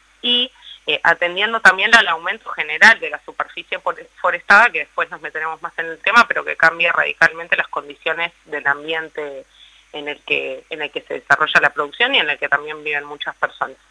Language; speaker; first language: Spanish; native; Spanish